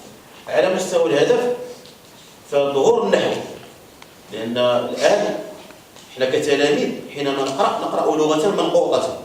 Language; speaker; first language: Arabic; native; Arabic